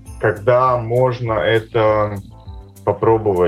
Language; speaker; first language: Russian; non-native, local second language; Latvian